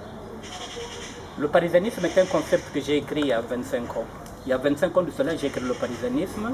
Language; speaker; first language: French; non-native, local second language; Lingala